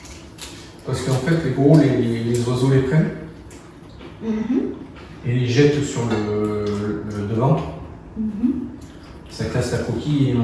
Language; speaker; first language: French; native; French